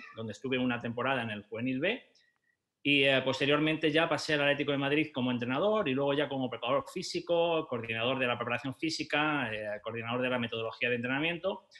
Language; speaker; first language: Spanish; native; Spanish